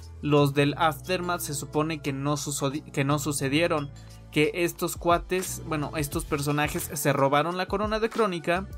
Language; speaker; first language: Spanish; native; Spanish